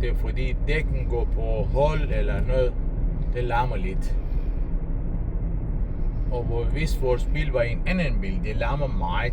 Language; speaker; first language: Danish; non-native, learner; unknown